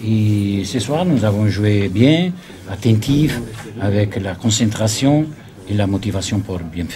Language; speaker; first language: French; non-native, learner; Italian